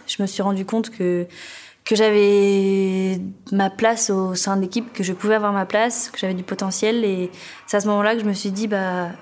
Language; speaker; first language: French; native; French